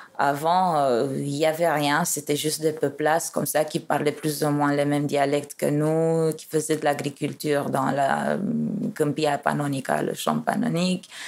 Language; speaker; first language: French; non-native, fluent; Romanian